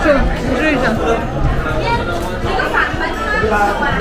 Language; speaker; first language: Chinese; non-native, learner; Armenian